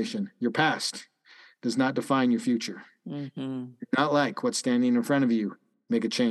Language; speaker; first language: English; native; English